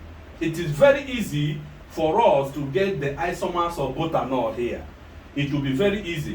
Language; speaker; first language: English; non-native, local second language; Igbo